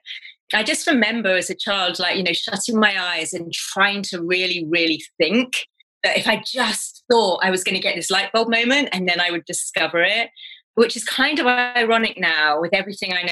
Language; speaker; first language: English; native; English